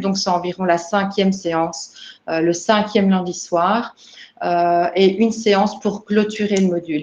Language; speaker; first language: French; native; French